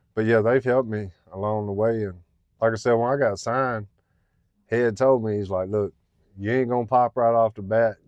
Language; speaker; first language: English; native; English